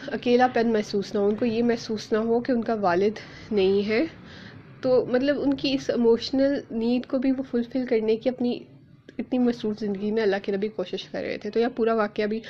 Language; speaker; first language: Urdu; native; Urdu